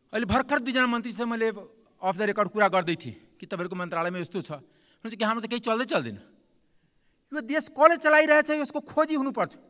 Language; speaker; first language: Nepali; non-native, local second language; Maithili